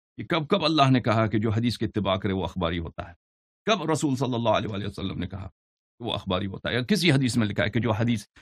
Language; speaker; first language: Urdu; non-native, fluent; Persian